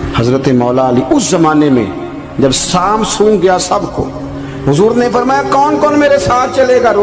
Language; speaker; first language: Urdu; non-native, local second language; Punjabi